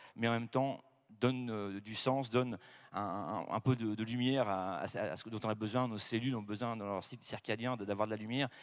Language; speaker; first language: French; native; French